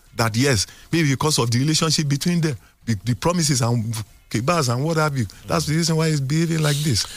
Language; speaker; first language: English; non-native, local second language; Yoruba